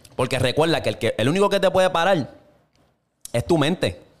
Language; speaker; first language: Spanish; native; Spanish